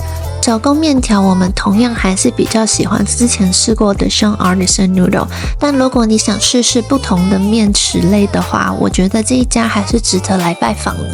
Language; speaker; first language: Chinese; native; Chinese